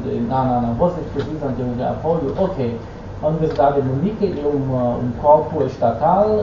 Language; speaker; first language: Portuguese; non-native, fluent; Dutch